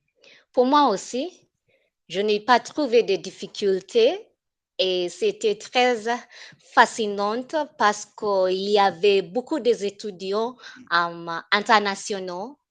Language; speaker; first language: French; non-native, fluent; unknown